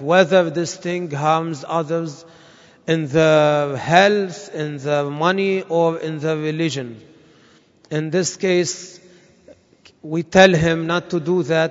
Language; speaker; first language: English; non-native, fluent; Arabic